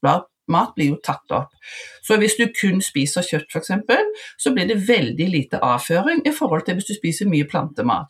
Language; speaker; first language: Norwegian; native; Norwegian